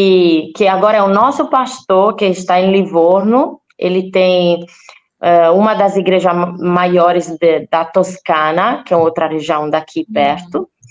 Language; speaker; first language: Portuguese; non-native, fluent; Italian